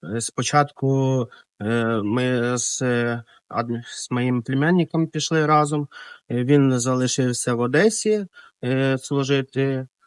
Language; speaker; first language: Ukrainian; native; Ukrainian